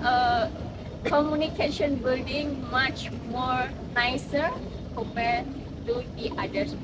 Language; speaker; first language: English; non-native, learner; Indonesian